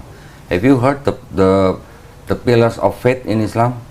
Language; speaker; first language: English; non-native, fluent; Indonesian